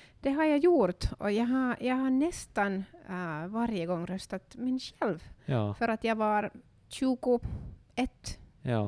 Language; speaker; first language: Swedish; non-native, local second language; Finnish